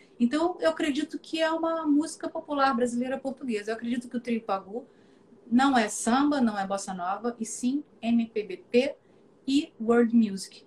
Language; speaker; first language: Portuguese; native; Portuguese